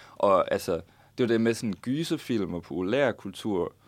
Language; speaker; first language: Danish; native; Danish